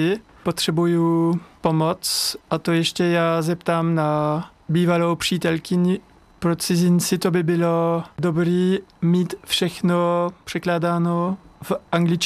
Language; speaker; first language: Czech; non-native, learner; French